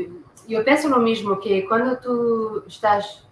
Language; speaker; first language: Portuguese; non-native, learner; French